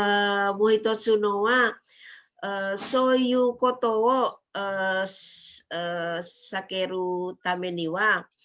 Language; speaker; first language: Japanese; non-native, fluent; Indonesian